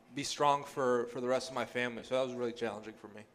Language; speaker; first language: English; early bilingual, other home language; Greek